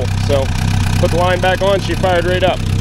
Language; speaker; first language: English; native; English